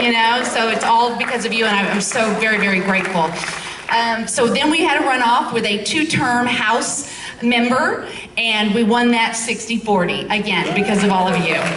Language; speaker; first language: English; native; English